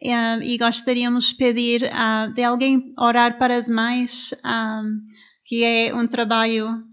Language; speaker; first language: Portuguese; non-native, fluent; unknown